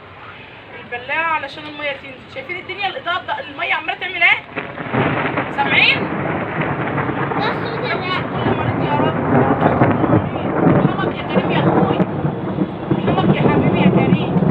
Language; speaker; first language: Arabic; native; Arabic